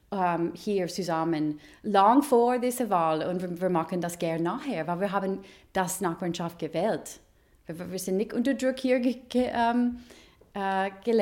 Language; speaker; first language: German; non-native, learner; English